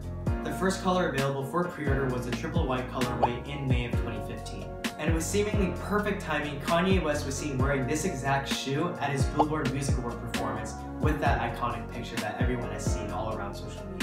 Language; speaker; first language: English; native; English